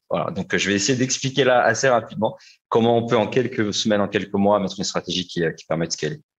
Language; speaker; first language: French; native; French